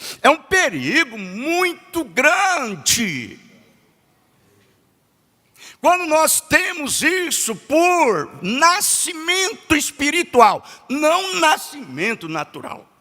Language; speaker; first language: Portuguese; native; Portuguese